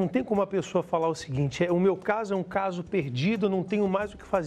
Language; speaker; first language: Portuguese; native; Portuguese